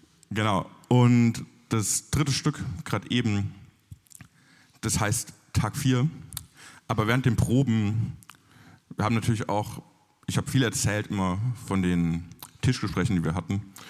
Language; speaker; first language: German; native; German